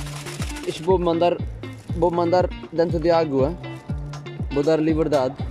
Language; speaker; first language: Portuguese; non-native, learner; Bangla